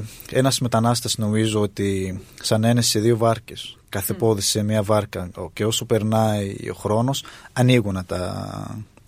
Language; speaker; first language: Greek; non-native, fluent; Arabic